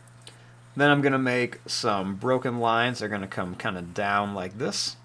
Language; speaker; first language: English; native; English